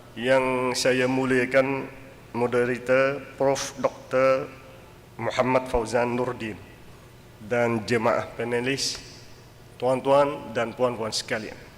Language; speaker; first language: Malay; non-native, fluent; Western Cham